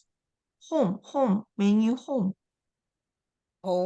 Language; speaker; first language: English; non-native, learner; Korean